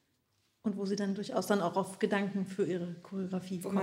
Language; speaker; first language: German; native; German